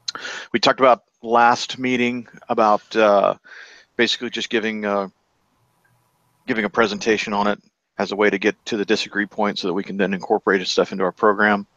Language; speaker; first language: English; native; English